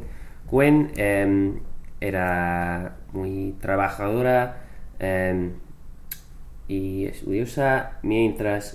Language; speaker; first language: Spanish; non-native, fluent; English